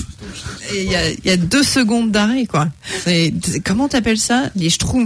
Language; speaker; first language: French; native; French